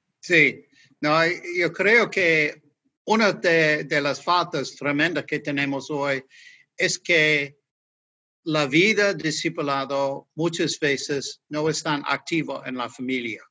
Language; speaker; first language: Spanish; non-native, fluent; English